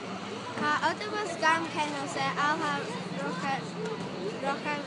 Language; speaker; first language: Hebrew; non-native, learner; English